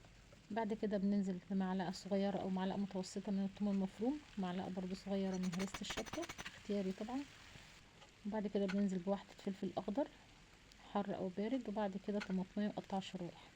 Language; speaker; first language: Arabic; native; Arabic